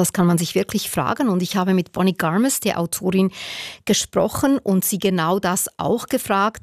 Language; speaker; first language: German; native; German